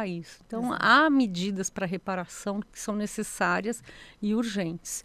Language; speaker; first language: Portuguese; native; Portuguese